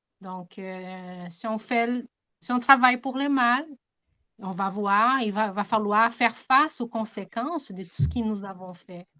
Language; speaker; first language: French; non-native, fluent; Portuguese